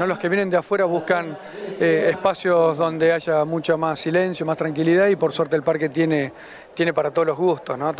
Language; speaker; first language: Spanish; native; Spanish